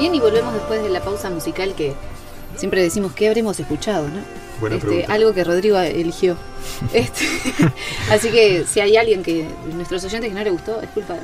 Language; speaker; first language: Spanish; native; Spanish